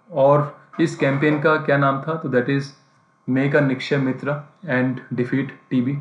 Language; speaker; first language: Hindi; native; Hindi